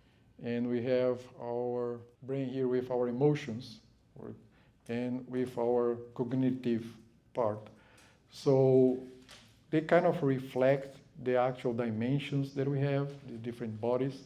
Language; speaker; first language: English; non-native, fluent; Portuguese